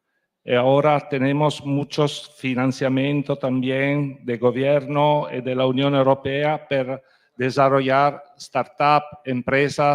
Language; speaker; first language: Spanish; non-native, fluent; Italian